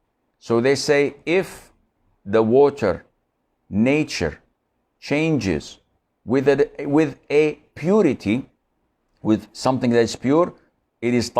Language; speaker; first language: English; non-native, fluent; Arabic